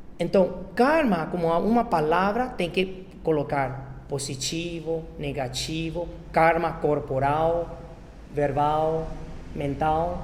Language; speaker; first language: Portuguese; non-native, fluent; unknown